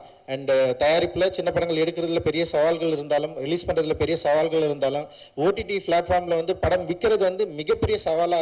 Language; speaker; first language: Tamil; native; Tamil